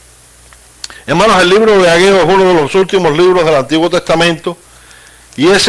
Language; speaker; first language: Spanish; native; Spanish